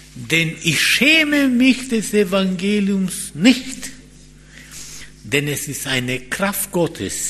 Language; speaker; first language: German; non-native, fluent; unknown